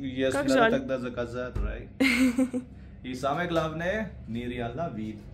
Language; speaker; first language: Russian; non-native, learner; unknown